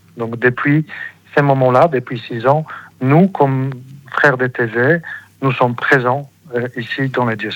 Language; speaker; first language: French; non-native, fluent; Polish